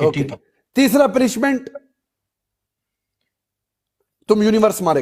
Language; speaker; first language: Hindi; non-native, local second language; Pashto